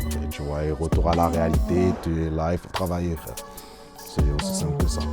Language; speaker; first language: French; native; French